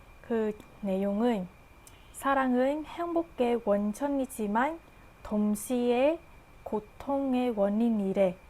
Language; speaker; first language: Korean; non-native, learner; Vietnamese